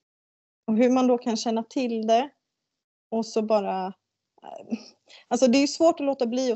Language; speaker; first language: Swedish; native; Swedish